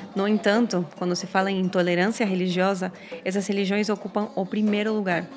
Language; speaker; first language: Portuguese; non-native, fluent; Spanish